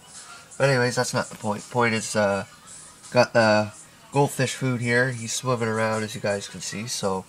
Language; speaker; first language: English; native; English